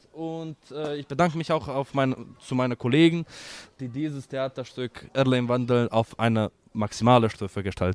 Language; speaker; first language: German; non-native, local second language; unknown